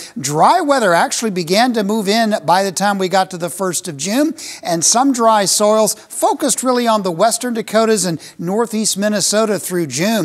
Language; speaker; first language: English; native; English